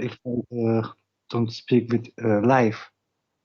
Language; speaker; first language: English; non-native, learner; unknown